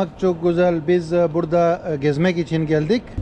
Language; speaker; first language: Turkish; non-native, learner; Urdu